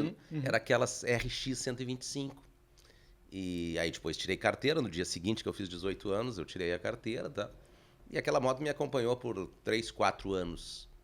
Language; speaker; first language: Portuguese; native; Portuguese